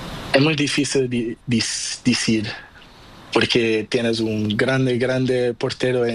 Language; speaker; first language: Spanish; non-native, learner; Portuguese